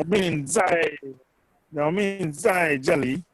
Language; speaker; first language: Chinese; non-native, learner; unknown